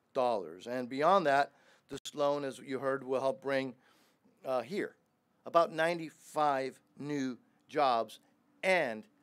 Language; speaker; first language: English; early bilingual, other home language; Spanish